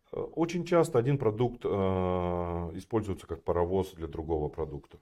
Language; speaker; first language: Russian; native; Russian